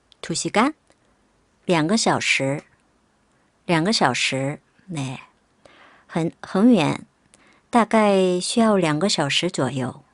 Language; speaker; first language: Chinese; non-native, fluent; Korean